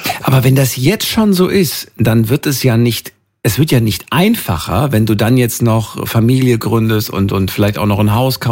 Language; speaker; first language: German; native; German